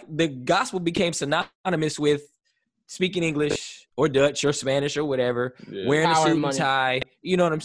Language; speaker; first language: English; native; English